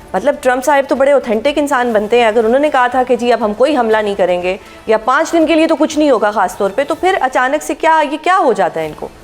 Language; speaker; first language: Urdu; native; Urdu